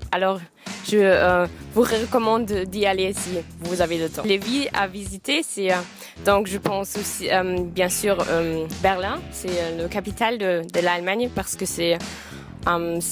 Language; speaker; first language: French; non-native, fluent; German